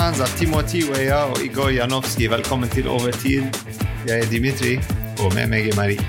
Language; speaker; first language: Norwegian; non-native, fluent; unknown